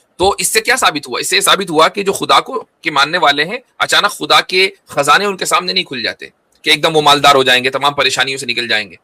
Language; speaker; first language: Urdu; native; Urdu